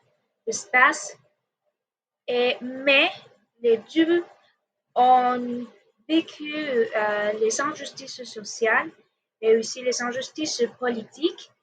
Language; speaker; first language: French; non-native, learner; Spanish